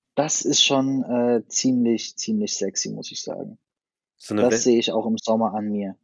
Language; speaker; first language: German; native; German